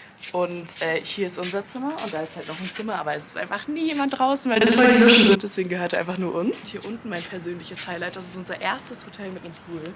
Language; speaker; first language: German; native; German